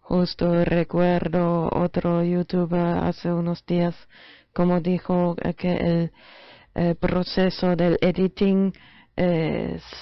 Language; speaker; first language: Spanish; non-native, fluent; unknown